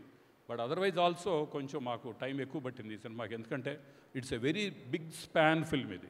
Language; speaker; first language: Telugu; native; Telugu